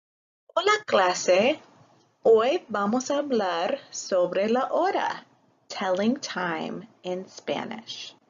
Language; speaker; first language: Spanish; non-native, fluent; English